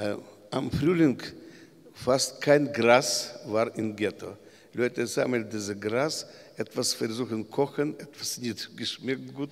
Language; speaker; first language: German; non-native, learner; Russian